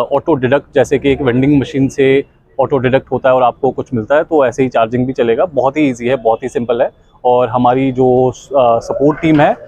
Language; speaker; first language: Hindi; native; Hindi